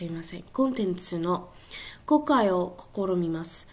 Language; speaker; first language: Japanese; non-native, learner; English